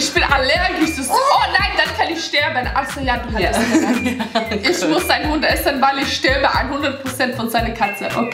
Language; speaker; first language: German; non-native, learner; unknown